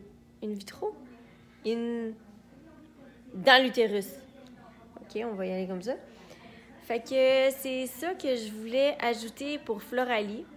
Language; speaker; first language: French; native; French